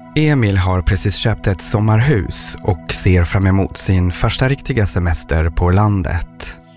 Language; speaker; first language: Swedish; non-native, fluent; French